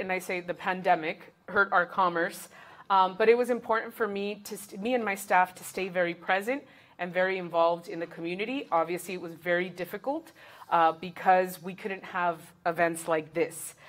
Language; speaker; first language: English; early bilingual, other home language; Spanish